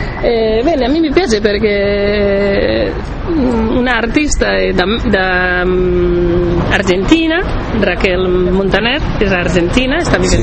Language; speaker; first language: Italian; non-native, learner; Spanish